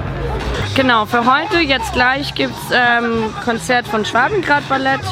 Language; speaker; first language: German; native; German